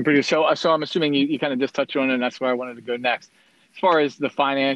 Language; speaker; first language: English; native; English